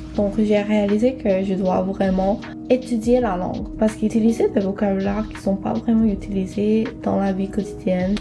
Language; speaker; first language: French; non-native, fluent; Korean